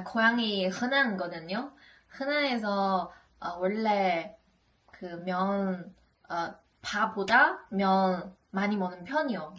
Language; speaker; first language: Korean; non-native, learner; Chinese